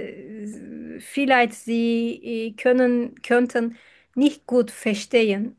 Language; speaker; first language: German; non-native, fluent; Turkish